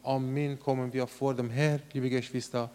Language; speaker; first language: German; non-native, learner; Persian